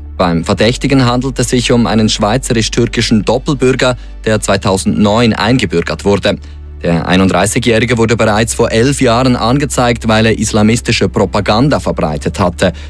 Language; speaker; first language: German; native; German